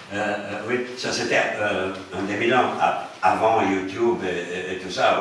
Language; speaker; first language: French; non-native, fluent; Romanian